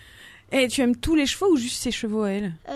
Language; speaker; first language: French; native; French